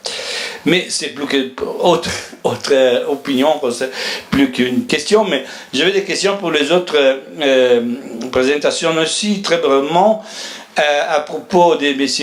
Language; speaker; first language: French; non-native, fluent; German